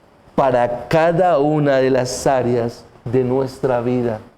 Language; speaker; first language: Spanish; native; Spanish